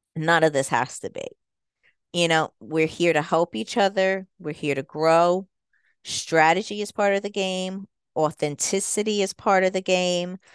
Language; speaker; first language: English; native; English